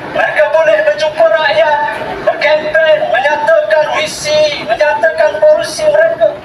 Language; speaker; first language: Malay; native; Malay